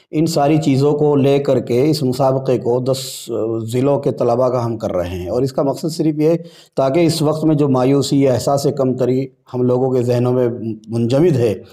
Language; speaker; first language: Urdu; native; Urdu